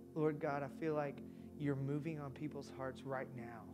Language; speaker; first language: English; native; English